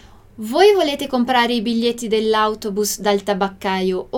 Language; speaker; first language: Italian; non-native, fluent; Portuguese